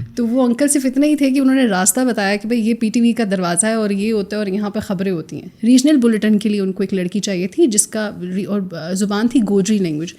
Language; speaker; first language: Urdu; non-native, local second language; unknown